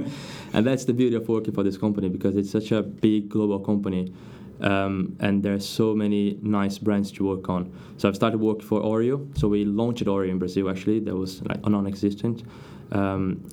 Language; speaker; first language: English; non-native, fluent; Portuguese